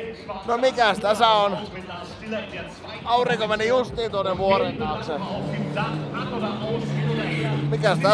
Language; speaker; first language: Finnish; native; Finnish